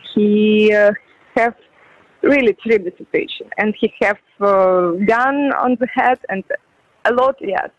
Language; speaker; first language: English; non-native, learner; Ukrainian